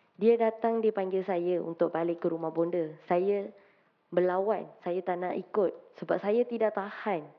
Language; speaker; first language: Malay; non-native, local second language; Tamil